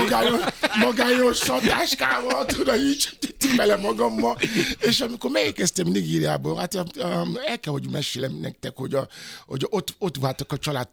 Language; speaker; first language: Hungarian; non-native, learner; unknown